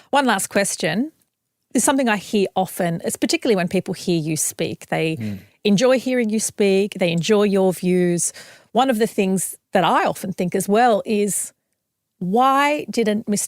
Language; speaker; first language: English; native; English